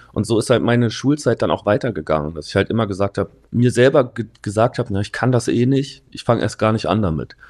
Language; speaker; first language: German; native; German